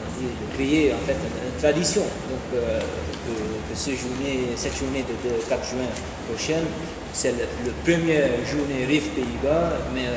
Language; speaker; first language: French; non-native, fluent; Dutch